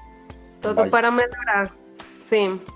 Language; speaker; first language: Portuguese; non-native, learner; Spanish